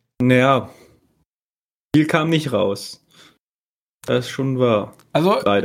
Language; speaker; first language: German; native; German